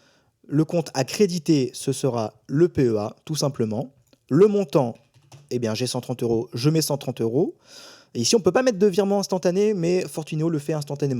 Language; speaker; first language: French; native; French